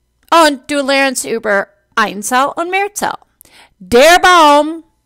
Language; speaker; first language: German; non-native, fluent; English